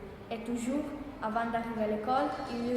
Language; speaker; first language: French; non-native, learner; Italian